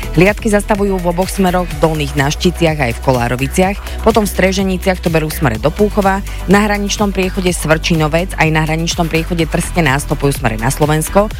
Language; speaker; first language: Slovak; native; Slovak